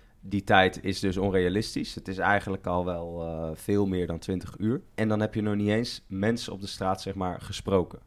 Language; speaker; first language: Dutch; native; Dutch